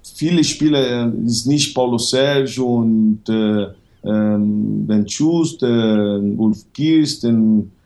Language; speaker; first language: German; non-native, fluent; Portuguese